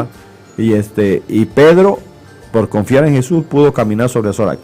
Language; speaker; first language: Spanish; native; Spanish